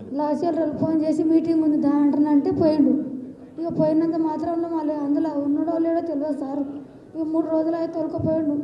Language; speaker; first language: Telugu; native; Telugu